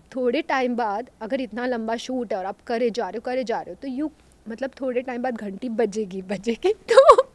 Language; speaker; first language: Hindi; native; Hindi